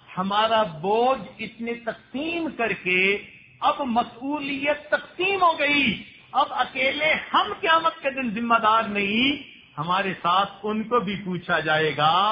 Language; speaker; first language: Urdu; non-native, local second language; Punjabi